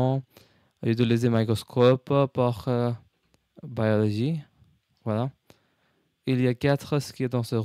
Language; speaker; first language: French; non-native, learner; English